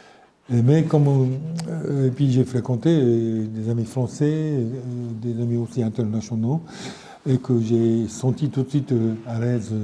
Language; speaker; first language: French; non-native, fluent; Japanese